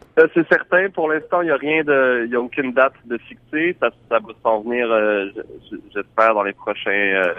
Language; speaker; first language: French; native; French